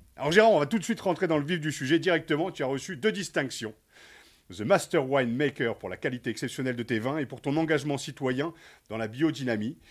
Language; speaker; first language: French; native; French